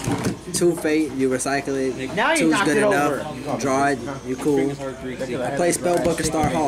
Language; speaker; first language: English; native; English